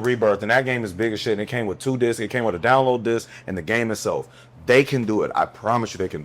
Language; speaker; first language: English; native; English